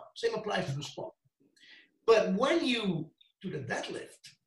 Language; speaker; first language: English; non-native, fluent; Italian